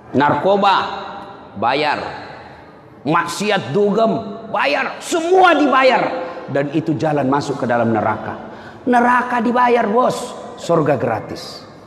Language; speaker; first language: Indonesian; non-native, local second language; Buginese